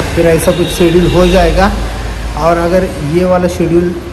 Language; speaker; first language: Hindi; non-native, local second language; Marathi